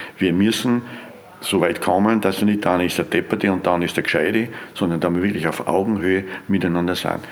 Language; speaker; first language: German; native; German